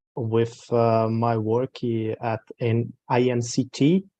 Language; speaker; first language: English; non-native, learner; Portuguese